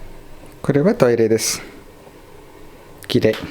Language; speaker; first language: Japanese; non-native, learner; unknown